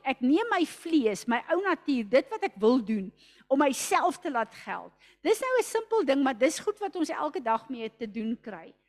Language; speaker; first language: Afrikaans; native; Afrikaans